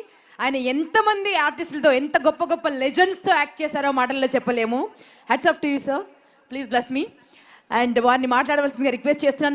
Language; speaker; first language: Telugu; native; Telugu